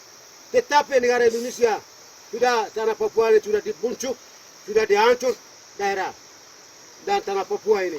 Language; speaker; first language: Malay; non-native, local second language; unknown